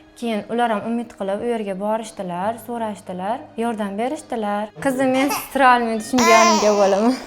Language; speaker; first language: Uzbek; native; Uzbek